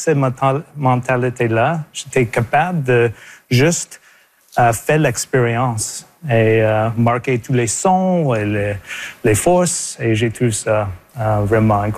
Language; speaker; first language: French; non-native, local second language; English